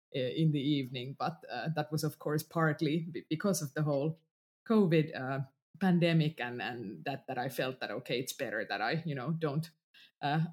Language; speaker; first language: English; non-native, fluent; Finnish